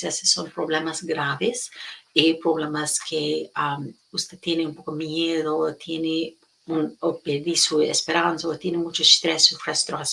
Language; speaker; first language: Spanish; non-native, fluent; English